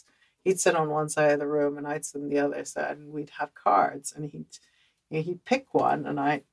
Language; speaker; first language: English; early bilingual, other home language; Dutch